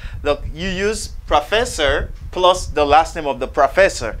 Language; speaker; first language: English; non-native, fluent; Haitian Creole